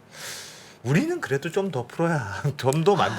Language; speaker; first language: Korean; native; Korean